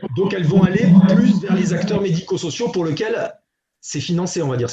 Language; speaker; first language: French; native; French